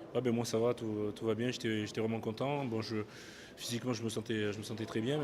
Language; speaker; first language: French; native; French